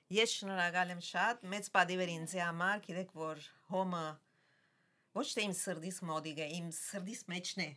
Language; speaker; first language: Armenian; early bilingual, heritage; Armenian